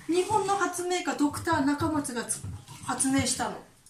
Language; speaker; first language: Japanese; native; Japanese